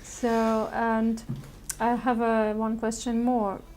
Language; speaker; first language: English; non-native, learner; Russian